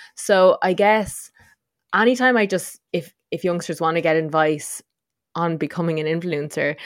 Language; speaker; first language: English; native; English